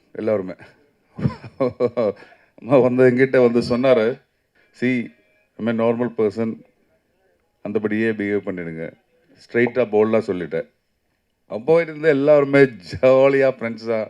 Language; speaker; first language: Tamil; non-native, learner; Malayalam